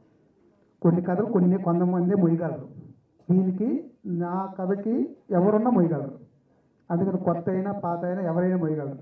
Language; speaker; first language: Telugu; native; Telugu